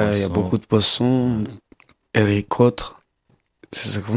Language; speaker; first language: French; non-native, learner; Kabuverdianu